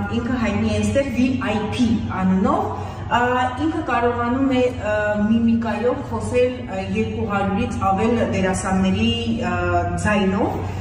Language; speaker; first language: Armenian; native; Armenian